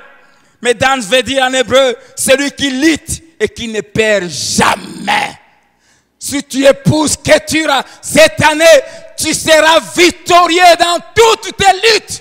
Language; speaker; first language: French; non-native, local second language; Lingala